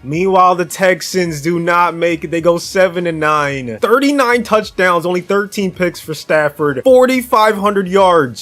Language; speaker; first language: English; native; English